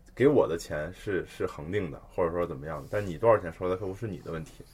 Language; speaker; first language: Chinese; native; Chinese